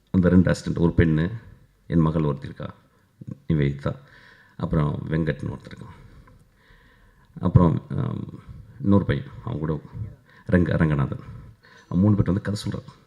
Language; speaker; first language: Tamil; native; Tamil